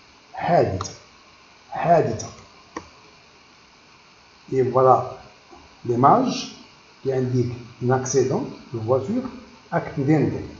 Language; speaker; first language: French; non-native, local second language; Arabic